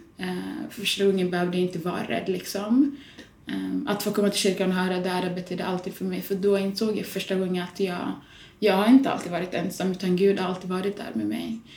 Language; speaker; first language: Swedish; early bilingual, other home language; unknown